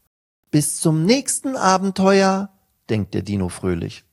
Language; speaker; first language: German; native; German